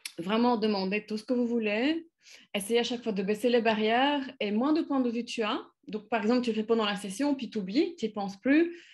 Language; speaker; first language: French; non-native, fluent; Polish